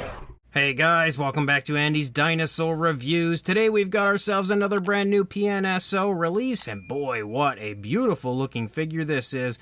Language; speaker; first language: English; native; English